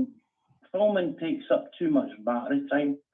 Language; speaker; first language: English; native; English